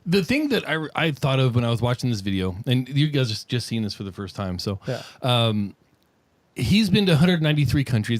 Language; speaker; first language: English; native; English